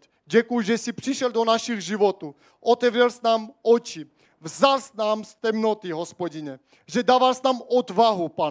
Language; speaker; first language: Czech; non-native, fluent; Armenian